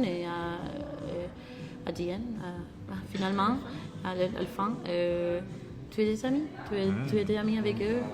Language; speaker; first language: French; non-native, learner; Spanish